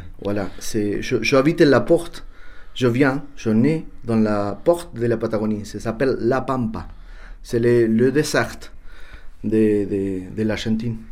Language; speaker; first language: French; non-native, learner; Spanish